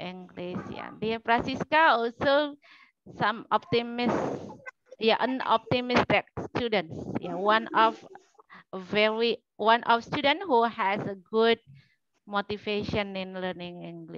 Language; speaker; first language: English; non-native, learner; Indonesian